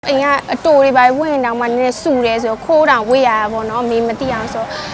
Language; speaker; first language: Burmese; non-native, local second language; Hakha Chin